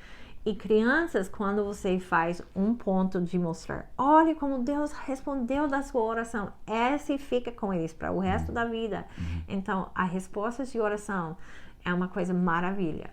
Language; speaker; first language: Portuguese; non-native, learner; English